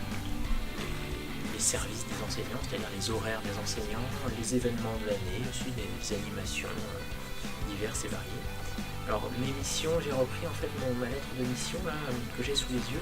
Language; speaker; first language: French; native; French